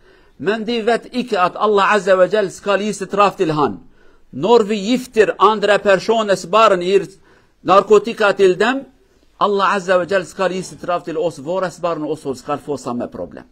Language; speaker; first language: Norwegian; non-native, learner; Kurdish